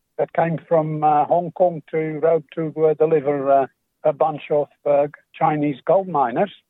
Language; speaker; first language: English; non-native, fluent; Dutch